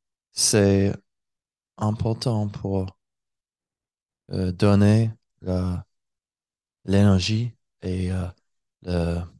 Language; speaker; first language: French; non-native, learner; English